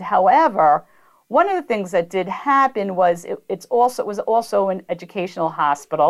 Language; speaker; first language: English; native; English